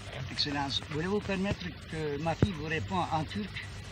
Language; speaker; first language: French; non-native, fluent; Turkish